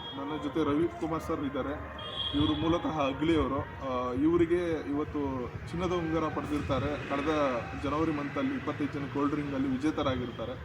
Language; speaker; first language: Kannada; native; Kannada